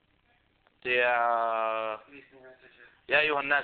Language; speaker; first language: Danish; non-native, fluent; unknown